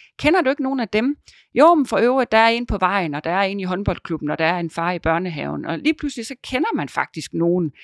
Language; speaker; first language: Danish; native; Danish